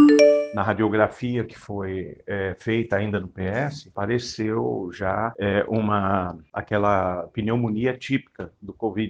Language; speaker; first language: Portuguese; native; Portuguese